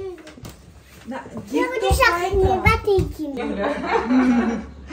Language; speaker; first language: Russian; early bilingual, heritage; Russian